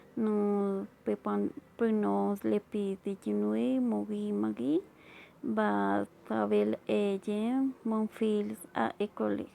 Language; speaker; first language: French; non-native, learner; Spanish